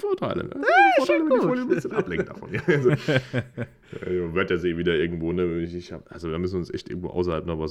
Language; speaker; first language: German; native; German